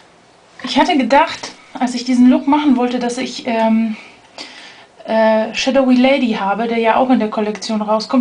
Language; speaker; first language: German; native; German